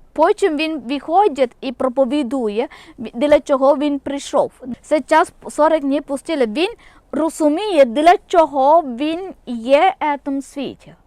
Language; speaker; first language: Ukrainian; non-native, local second language; Malayalam